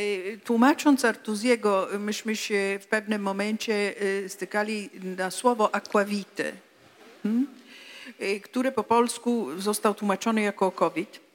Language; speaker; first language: Polish; non-native, fluent; Italian